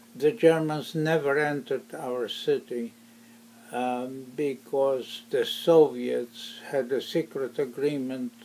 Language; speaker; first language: English; non-native, fluent; Ukrainian